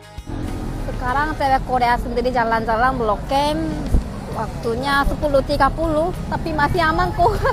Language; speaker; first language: Indonesian; non-native, learner; Korean